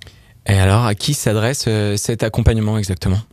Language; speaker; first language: French; native; French